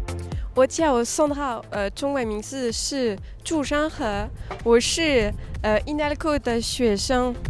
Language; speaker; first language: Chinese; non-native, fluent; French